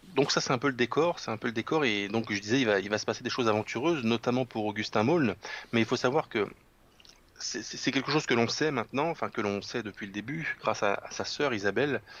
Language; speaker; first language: French; native; French